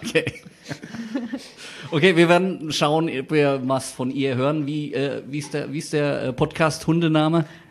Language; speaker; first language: German; native; German